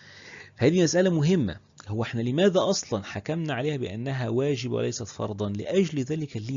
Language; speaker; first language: Arabic; native; Arabic